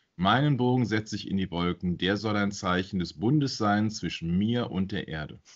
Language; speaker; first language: German; native; German